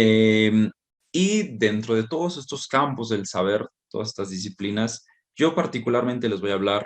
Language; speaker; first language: Spanish; native; Spanish